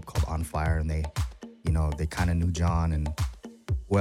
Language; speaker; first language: English; native; English